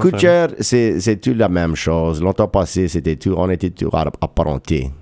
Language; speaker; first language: French; non-native, local second language; English